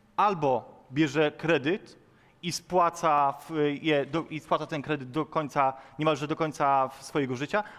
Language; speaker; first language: Polish; native; Polish